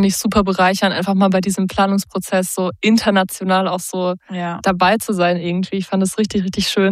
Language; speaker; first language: German; native; German